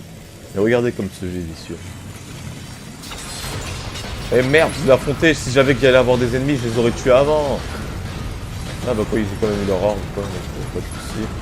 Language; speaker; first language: French; native; French